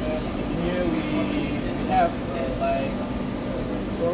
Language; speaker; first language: English; non-native, learner; Indonesian